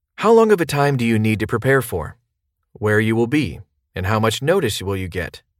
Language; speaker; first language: English; native; English